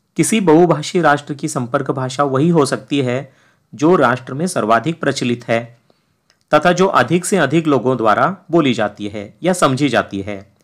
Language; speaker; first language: Hindi; native; Hindi